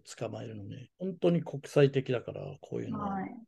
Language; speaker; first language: Japanese; native; Japanese